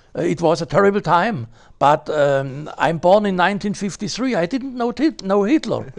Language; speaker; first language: English; non-native, learner; German